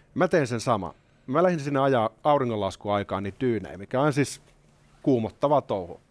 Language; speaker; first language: Finnish; native; Finnish